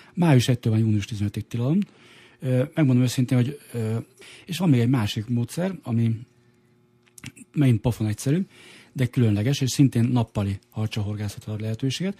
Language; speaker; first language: Hungarian; native; Hungarian